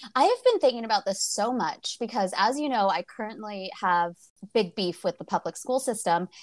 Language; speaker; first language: English; native; English